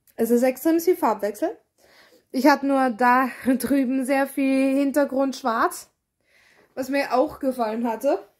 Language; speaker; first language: German; native; German